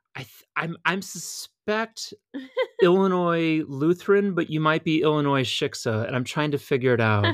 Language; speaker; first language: English; native; English